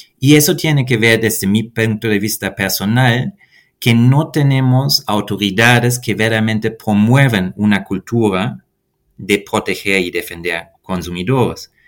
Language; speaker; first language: Spanish; non-native, fluent; German